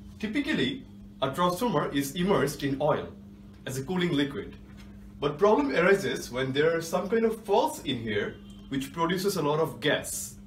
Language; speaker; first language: English; non-native, local second language; Bangla